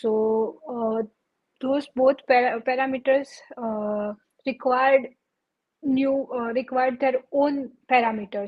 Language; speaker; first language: English; non-native, local second language; Gujarati